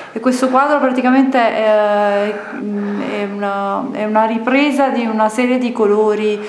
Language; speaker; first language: Italian; native; Italian